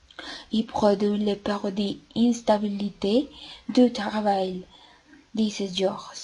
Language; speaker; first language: French; non-native, learner; Spanish